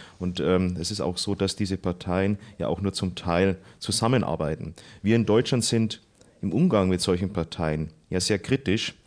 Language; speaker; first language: German; native; German